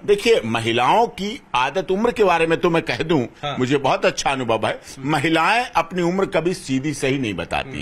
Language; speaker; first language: Hindi; native; Hindi